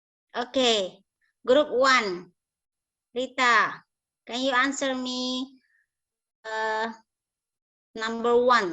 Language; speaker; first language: English; non-native, learner; Indonesian